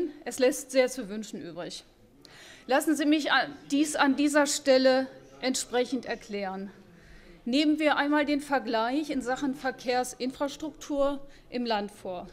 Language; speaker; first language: German; native; German